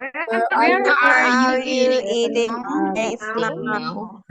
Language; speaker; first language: English; non-native, learner; Indonesian